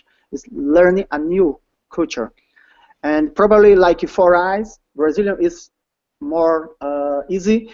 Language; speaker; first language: English; non-native, learner; Portuguese